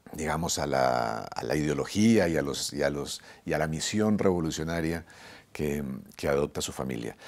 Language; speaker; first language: Spanish; native; Spanish